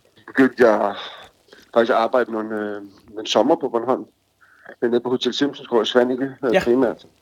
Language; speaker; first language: Danish; native; Danish